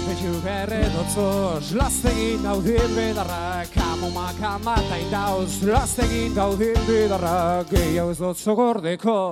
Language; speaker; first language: Spanish; non-native, local second language; Basque